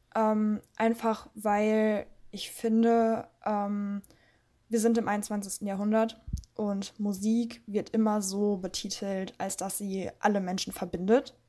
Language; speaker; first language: German; early bilingual, other home language; Russian